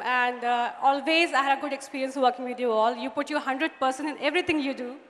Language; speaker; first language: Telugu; non-native, learner; Hindi